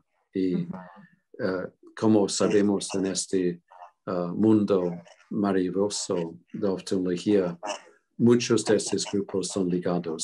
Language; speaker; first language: Spanish; non-native, fluent; English